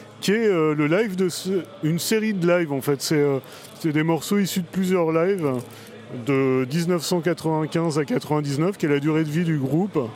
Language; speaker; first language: French; native; French